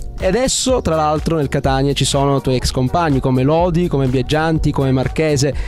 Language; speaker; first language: Italian; native; Italian